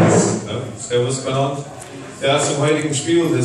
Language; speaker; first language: German; non-native, fluent; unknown